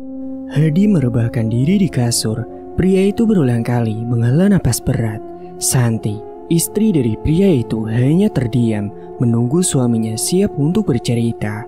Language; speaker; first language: Indonesian; native; Indonesian